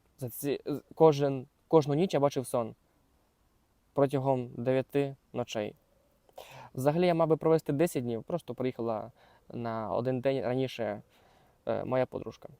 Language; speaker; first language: Ukrainian; non-native, local second language; Russian